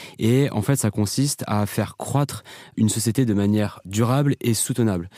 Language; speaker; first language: French; native; French